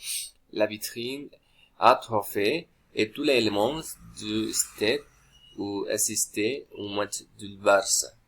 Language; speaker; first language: French; non-native, learner; Spanish